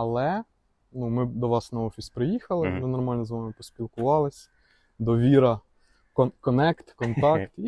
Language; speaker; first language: Ukrainian; native; Ukrainian